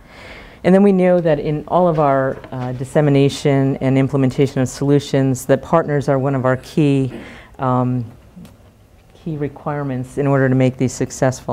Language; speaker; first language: English; native; English